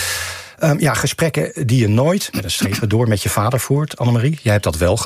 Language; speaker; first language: Dutch; native; Dutch